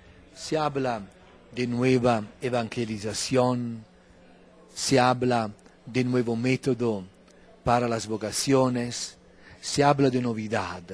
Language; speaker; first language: Spanish; non-native, fluent; Italian